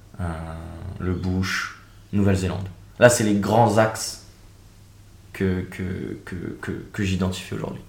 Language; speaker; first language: French; native; French